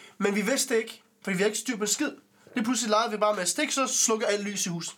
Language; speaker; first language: Danish; early bilingual, other home language; Arabic